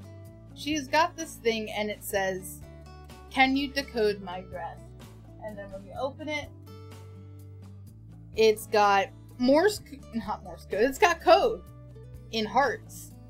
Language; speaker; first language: English; native; English